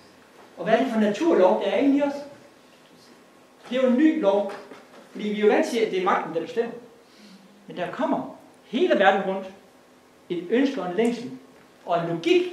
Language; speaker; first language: Danish; native; Danish